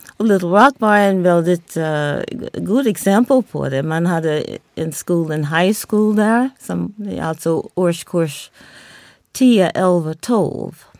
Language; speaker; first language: Swedish; non-native, fluent; English